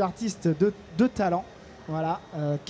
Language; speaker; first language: French; native; French